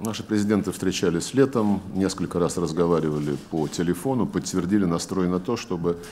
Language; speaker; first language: Russian; native; Russian